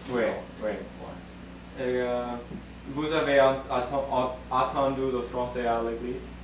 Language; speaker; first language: French; non-native, learner; English